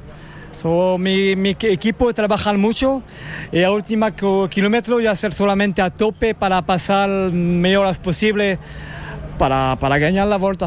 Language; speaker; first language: Spanish; non-native, learner; French